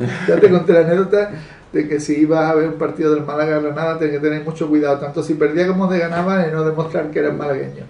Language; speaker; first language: Spanish; native; Spanish